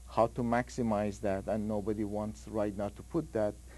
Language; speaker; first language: English; non-native, fluent; Persian